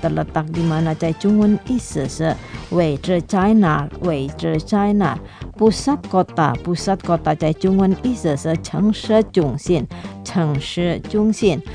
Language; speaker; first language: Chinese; non-native, fluent; Indonesian